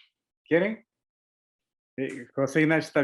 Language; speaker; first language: Spanish; native; Spanish